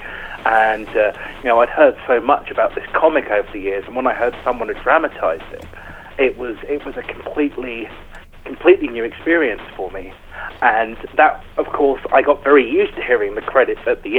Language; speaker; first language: English; native; English